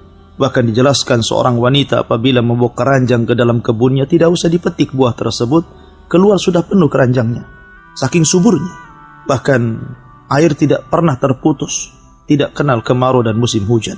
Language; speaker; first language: Indonesian; native; Indonesian